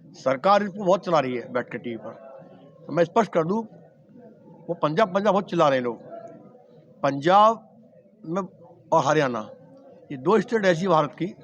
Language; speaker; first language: Hindi; native; Hindi